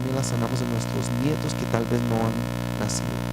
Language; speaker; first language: Spanish; native; Spanish